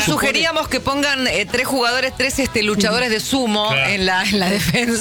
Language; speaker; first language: Spanish; native; Spanish